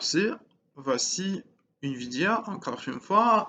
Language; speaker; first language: French; non-native, learner; English